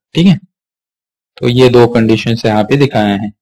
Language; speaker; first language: Hindi; non-native, local second language; Marathi